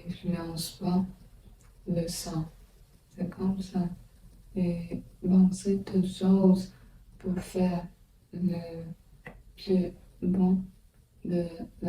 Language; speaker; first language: French; non-native, learner; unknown